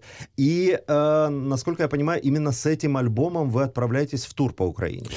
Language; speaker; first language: Russian; native; Russian